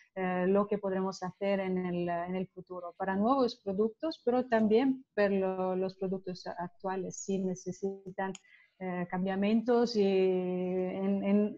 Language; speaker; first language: Spanish; non-native, learner; Italian